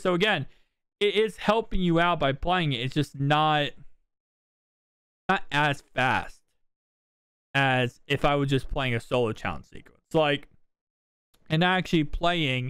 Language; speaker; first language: English; native; English